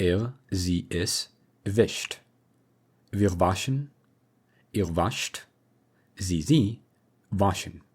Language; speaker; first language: German; non-native, fluent; English